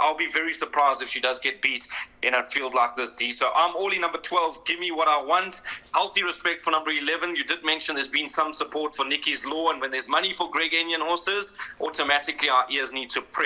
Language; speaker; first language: English; native; English